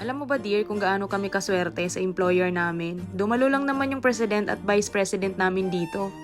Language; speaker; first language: Filipino; native; Filipino